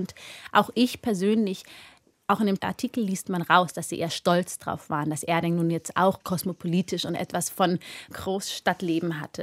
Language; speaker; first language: German; early bilingual, other home language; Amharic